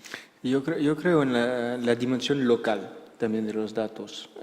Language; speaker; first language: Spanish; non-native, fluent; Dutch